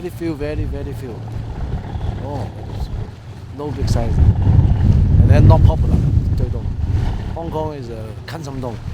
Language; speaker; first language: English; non-native, local second language; Cantonese